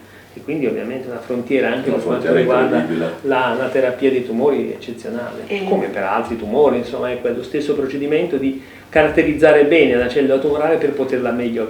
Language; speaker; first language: Italian; native; Italian